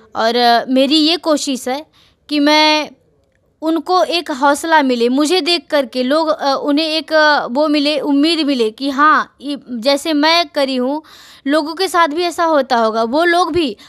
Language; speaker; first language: Hindi; native; Hindi